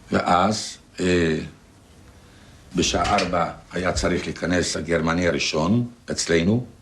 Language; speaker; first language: Hebrew; non-native, fluent; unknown